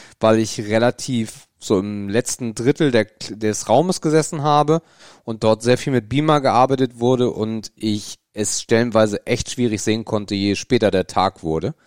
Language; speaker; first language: German; native; German